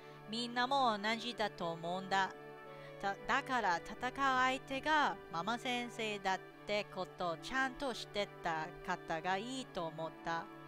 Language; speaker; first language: Japanese; non-native, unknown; English